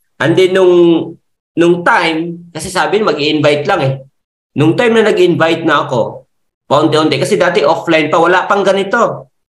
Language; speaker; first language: Filipino; non-native, local second language; Masbatenyo